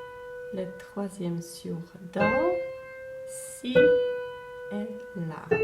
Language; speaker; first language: French; non-native, fluent; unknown